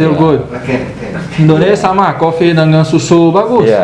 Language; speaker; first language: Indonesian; non-native, learner; Portuguese